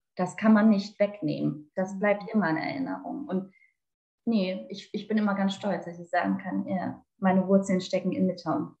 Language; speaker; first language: German; native; German